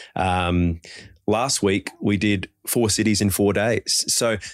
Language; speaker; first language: English; native; English